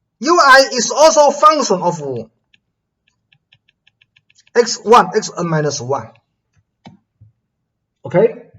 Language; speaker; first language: English; non-native, fluent; Chinese